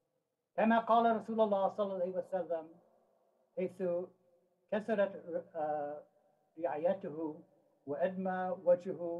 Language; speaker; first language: Arabic; non-native, fluent; English